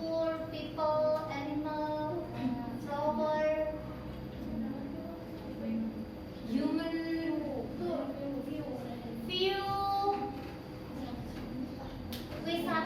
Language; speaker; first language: English; non-native, learner; Indonesian